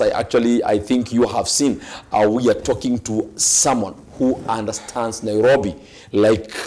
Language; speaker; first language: English; non-native, local second language; Swahili